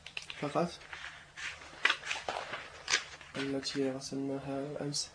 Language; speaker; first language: Arabic; non-native, learner; French